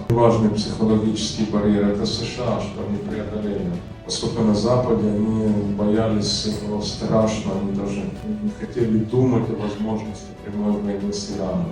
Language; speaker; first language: Russian; native; Russian